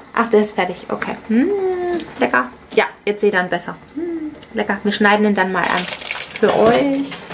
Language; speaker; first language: German; early bilingual, other home language; Italian